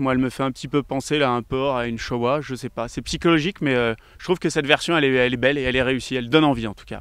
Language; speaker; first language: French; native; French